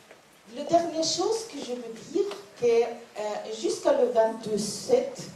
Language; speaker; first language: French; non-native, learner; Norwegian